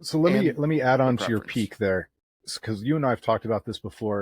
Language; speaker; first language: English; native; English